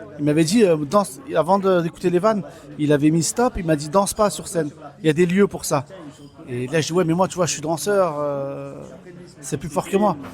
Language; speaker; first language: French; early bilingual, other home language; Kabyle